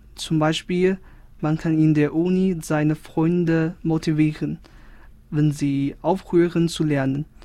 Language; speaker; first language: German; non-native, fluent; Chinese